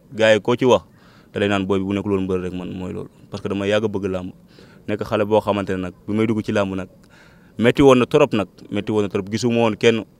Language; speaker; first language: Wolof; native; Wolof